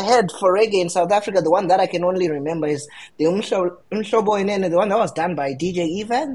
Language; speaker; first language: English; non-native, local second language; Shona